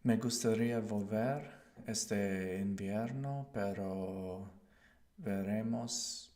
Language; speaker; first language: Spanish; non-native, learner; English